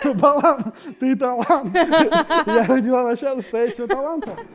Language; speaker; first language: Russian; non-native, local second language; Kazakh